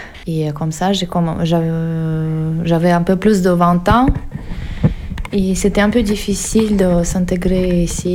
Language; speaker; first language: French; non-native, fluent; Russian